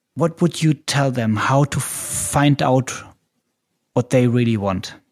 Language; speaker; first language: English; non-native, fluent; German